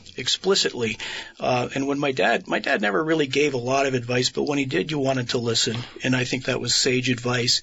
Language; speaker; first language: English; native; English